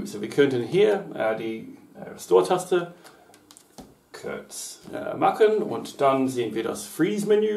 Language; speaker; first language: German; non-native, learner; English